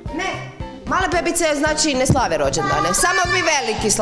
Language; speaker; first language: Croatian; native; Croatian